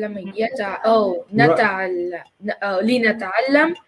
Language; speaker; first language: Arabic; non-native, learner; English